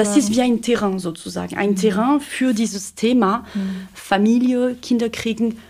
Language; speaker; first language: German; non-native, fluent; French